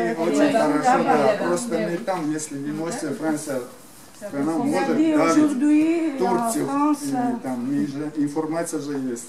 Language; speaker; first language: Russian; non-native, fluent; Armenian